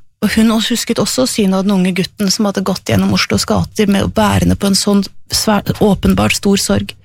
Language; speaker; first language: Norwegian; native; Norwegian